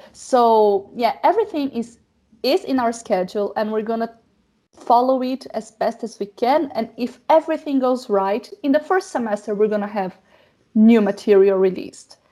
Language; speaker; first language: English; non-native, fluent; Portuguese